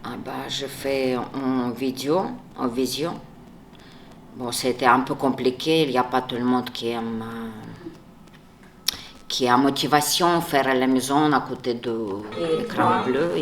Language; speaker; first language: French; non-native, fluent; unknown